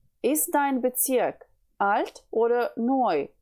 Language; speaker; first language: German; non-native, fluent; Ukrainian